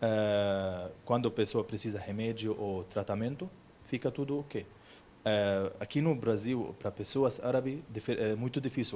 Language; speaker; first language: Portuguese; non-native, learner; Arabic